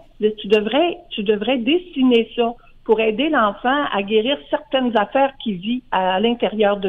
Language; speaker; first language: French; native; French